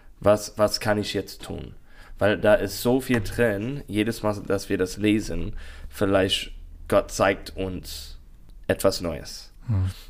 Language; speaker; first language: German; non-native, learner; English